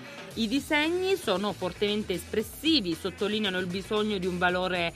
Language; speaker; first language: Italian; native; Italian